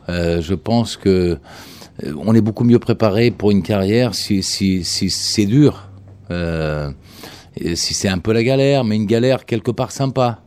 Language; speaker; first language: French; early bilingual, other home language; Portuguese